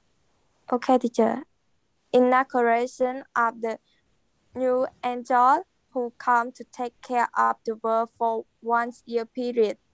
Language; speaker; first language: English; non-native, learner; Khmer